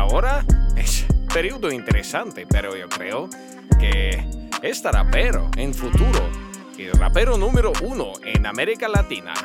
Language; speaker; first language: Spanish; non-native, learner; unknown